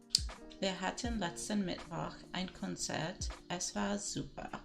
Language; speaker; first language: German; non-native, learner; Spanish